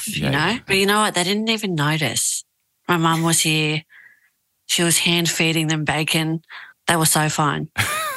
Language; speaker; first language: English; native; English